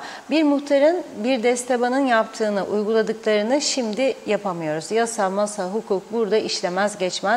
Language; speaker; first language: Turkish; native; Turkish